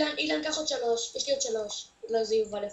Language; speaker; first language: Hebrew; native; Hebrew